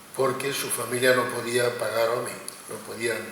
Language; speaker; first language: Spanish; non-native, local second language; Catalan